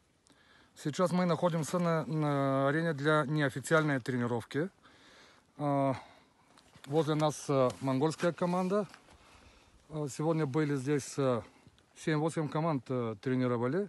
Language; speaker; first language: Russian; non-native, learner; Bulgarian